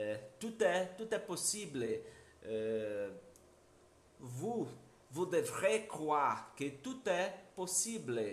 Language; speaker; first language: French; non-native, learner; Portuguese